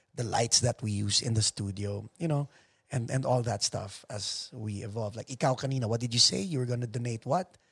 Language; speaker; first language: English; non-native, local second language; Filipino